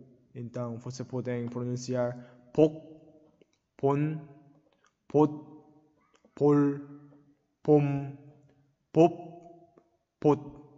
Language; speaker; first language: Portuguese; non-native, learner; Korean